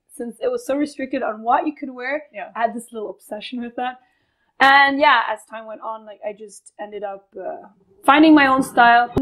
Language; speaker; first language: English; non-native, fluent; Spanish